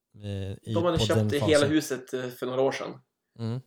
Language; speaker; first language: Swedish; native; Swedish